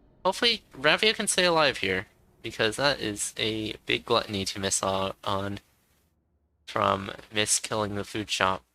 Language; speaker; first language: English; native; English